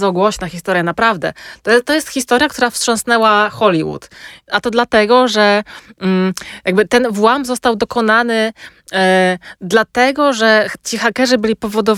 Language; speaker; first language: Polish; native; Polish